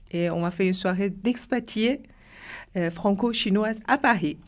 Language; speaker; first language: French; non-native, fluent; Chinese